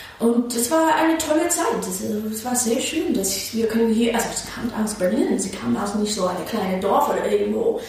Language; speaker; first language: German; non-native, fluent; English